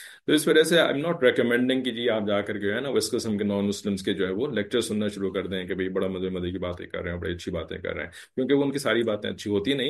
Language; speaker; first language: Hindi; native; Hindi